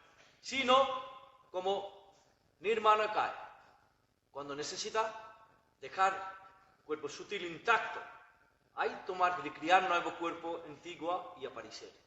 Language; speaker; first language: Spanish; non-native, learner; Bangla